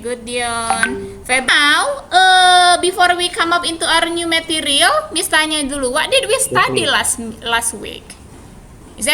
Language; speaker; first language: English; non-native, fluent; Indonesian